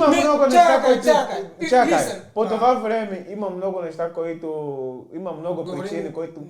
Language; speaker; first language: Bulgarian; non-native, learner; Portuguese